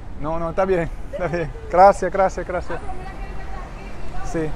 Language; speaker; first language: Spanish; non-native, learner; English